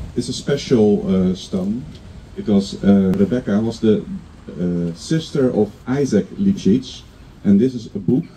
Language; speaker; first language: English; non-native, fluent; Dutch